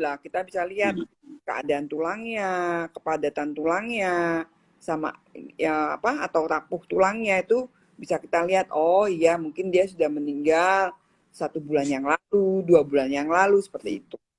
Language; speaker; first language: Indonesian; native; Indonesian